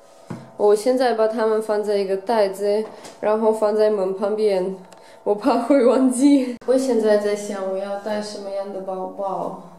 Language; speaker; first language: Chinese; non-native, fluent; Russian